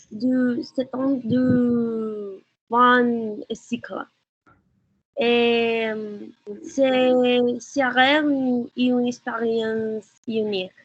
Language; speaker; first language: French; non-native, learner; Spanish